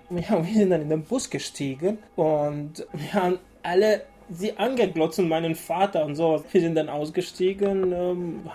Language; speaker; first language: German; early bilingual, other home language; Bosnian